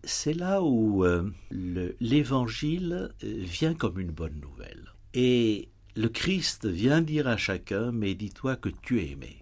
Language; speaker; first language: French; native; French